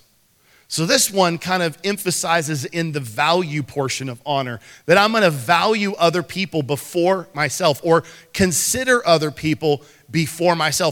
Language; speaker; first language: English; native; English